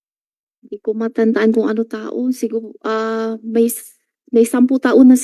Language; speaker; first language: Filipino; non-native, learner; Chinese